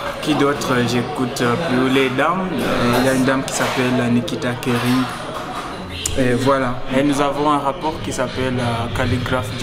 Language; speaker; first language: French; non-native, fluent; Luo (Kenya and Tanzania)